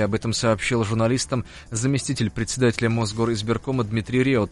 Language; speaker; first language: Russian; native; Russian